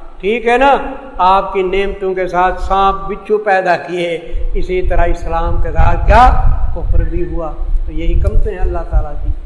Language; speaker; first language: Urdu; non-native, local second language; Saraiki